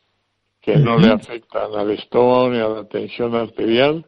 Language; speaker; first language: Spanish; native; Spanish